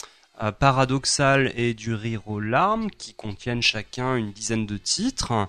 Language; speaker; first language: French; native; French